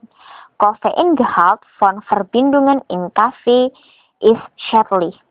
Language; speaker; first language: German; non-native, learner; Indonesian